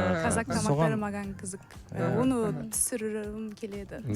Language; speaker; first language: Kazakh; non-native, learner; Turkish